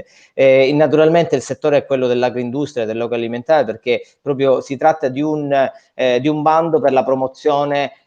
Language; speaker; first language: Italian; native; Italian